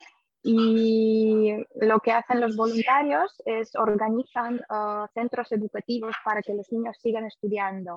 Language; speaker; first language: Spanish; non-native, fluent; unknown